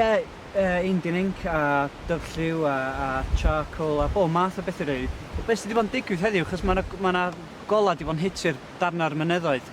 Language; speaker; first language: Welsh; native; Welsh